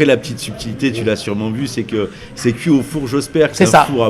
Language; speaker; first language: French; native; French